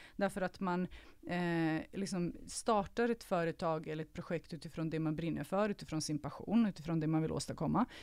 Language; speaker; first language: Swedish; early bilingual, other home language; Serbian